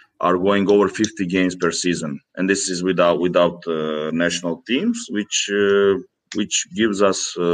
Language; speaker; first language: English; non-native, fluent; Greek